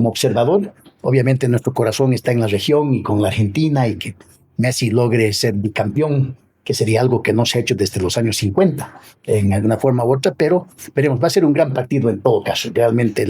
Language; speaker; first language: Spanish; native; Spanish